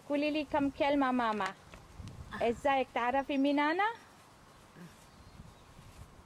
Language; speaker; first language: Arabic; native; Arabic